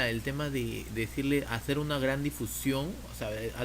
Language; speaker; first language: Spanish; native; Spanish